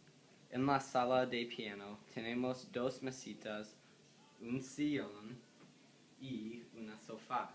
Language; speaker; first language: Spanish; non-native, learner; English